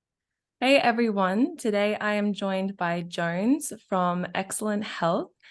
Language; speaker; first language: English; native; English